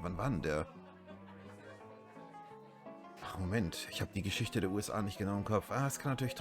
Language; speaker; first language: German; native; German